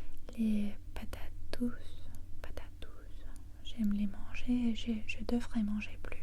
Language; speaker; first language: French; non-native, fluent; English